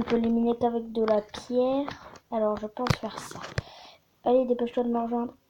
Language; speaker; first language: French; native; French